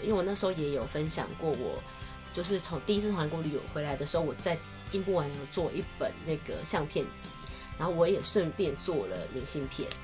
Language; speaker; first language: Chinese; native; Chinese